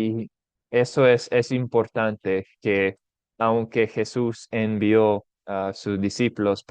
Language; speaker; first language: Spanish; non-native, fluent; English